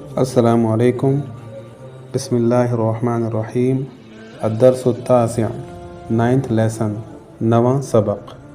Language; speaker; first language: Urdu; native; Urdu